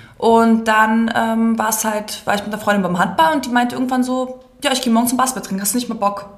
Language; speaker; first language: German; early bilingual, other home language; Serbian